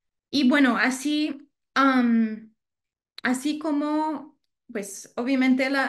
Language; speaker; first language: Spanish; non-native, learner; English